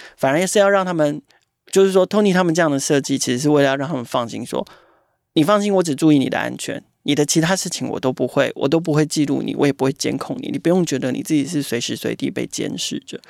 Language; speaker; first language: Chinese; native; Chinese